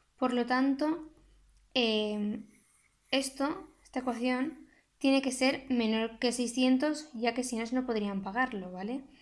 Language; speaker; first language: Spanish; non-native, local second language; Catalan